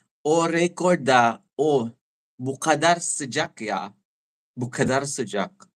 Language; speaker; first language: Turkish; non-native, learner; Filipino